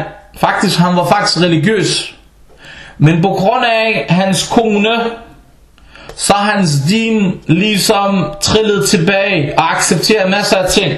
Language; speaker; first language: Danish; non-native, fluent; Arabic